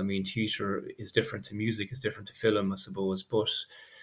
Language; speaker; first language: English; native; English